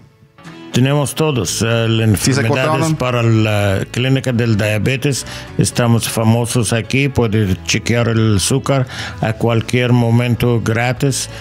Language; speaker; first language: Spanish; non-native, learner; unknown